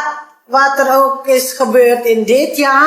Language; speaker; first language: Dutch; non-native, learner; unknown